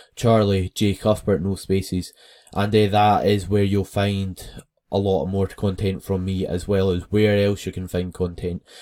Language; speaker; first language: English; native; English